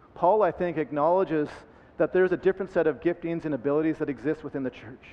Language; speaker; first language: English; native; English